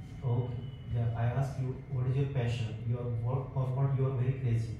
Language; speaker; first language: English; non-native, learner; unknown